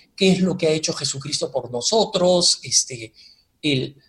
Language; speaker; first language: Spanish; native; Spanish